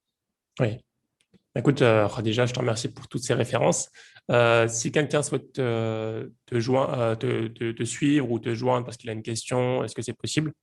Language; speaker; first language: French; native; French